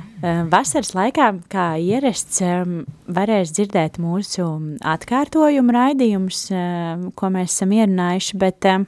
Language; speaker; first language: Latvian; native; Latvian